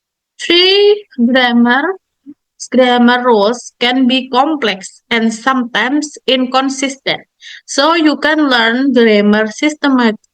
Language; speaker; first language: English; non-native, learner; Indonesian